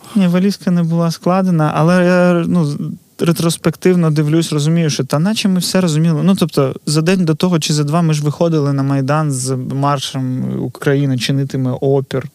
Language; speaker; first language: Ukrainian; non-native, local second language; Russian